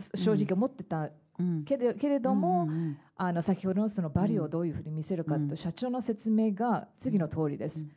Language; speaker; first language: Japanese; non-native, fluent; English